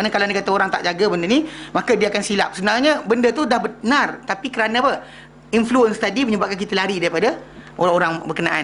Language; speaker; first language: Malay; native; Malay